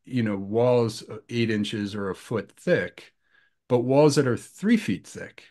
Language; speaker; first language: English; native; English